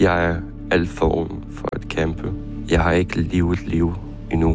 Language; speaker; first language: Danish; non-native, learner; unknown